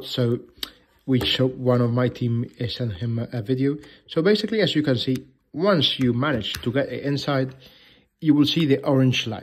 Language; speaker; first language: English; non-native, fluent; Spanish